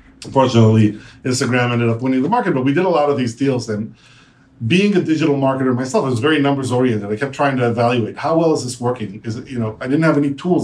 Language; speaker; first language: English; native; English